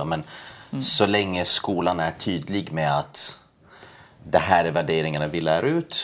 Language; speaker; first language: Swedish; early bilingual, other home language; Persian